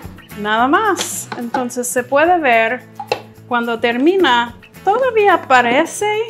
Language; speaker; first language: Spanish; non-native, fluent; English